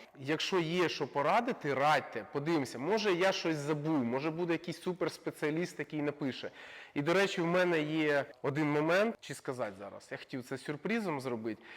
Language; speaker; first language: Ukrainian; non-native, local second language; Russian